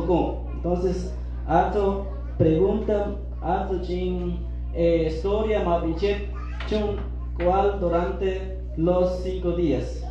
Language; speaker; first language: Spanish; non-native, local second language; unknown